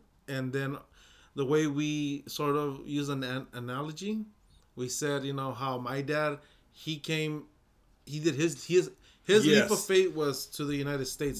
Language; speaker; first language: English; early bilingual, other home language; Spanish